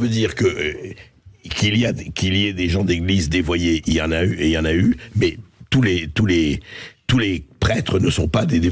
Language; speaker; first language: French; native; French